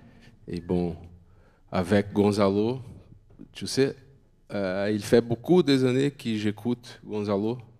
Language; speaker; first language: French; non-native, fluent; Portuguese